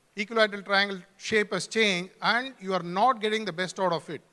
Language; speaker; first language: English; non-native, local second language; Tamil